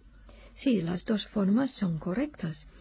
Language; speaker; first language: Spanish; non-native, fluent; English